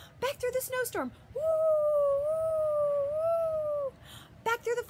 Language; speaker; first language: English; native; English